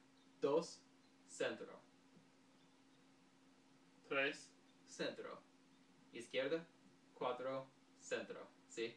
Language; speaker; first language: Spanish; non-native, learner; English